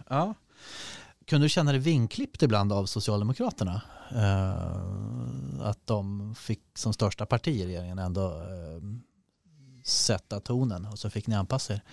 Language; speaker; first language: Swedish; native; Swedish